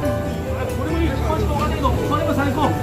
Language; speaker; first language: Japanese; native; Japanese